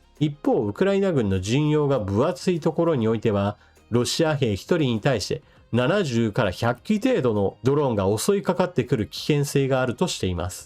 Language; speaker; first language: Japanese; native; Japanese